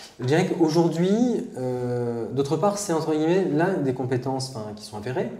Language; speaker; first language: French; native; French